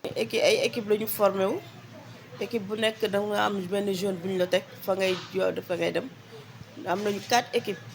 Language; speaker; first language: Wolof; native; Wolof